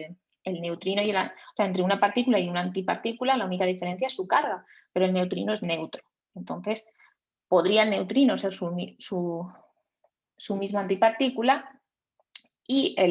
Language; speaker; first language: Spanish; native; Spanish